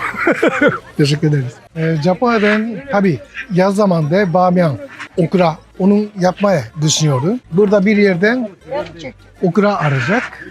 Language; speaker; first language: Turkish; non-native, learner; Japanese